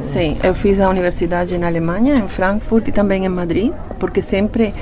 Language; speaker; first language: Portuguese; non-native, fluent; Spanish